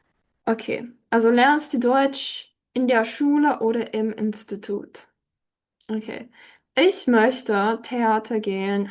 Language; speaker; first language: German; non-native, fluent; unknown